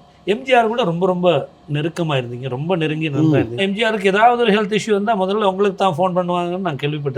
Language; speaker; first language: Tamil; native; Tamil